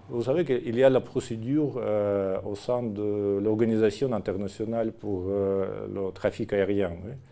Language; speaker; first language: French; non-native, fluent; Russian